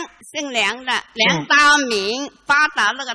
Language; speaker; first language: Chinese; non-native, local second language; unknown